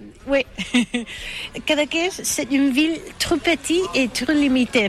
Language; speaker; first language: French; non-native, learner; Catalan